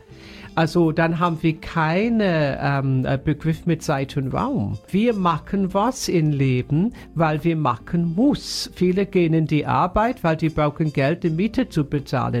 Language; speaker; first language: German; non-native, fluent; English